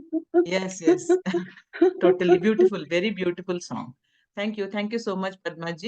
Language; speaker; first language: English; non-native, local second language; Hindi